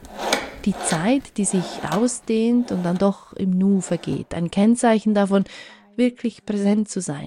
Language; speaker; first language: German; native; German